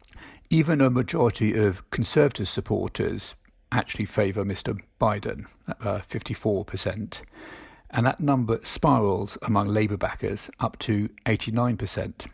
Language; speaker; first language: English; native; English